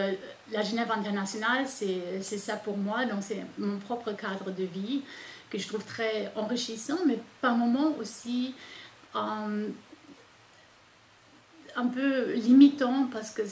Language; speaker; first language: French; non-native, fluent; German